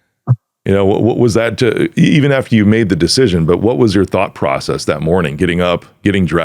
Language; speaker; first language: English; native; English